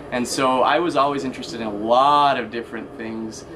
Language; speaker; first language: English; native; English